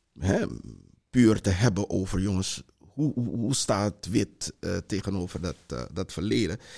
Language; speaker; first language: Dutch; non-native, local second language; Sranan Tongo